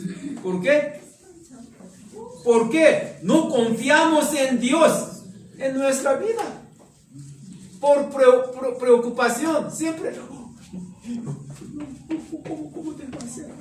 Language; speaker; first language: Spanish; non-native, learner; Korean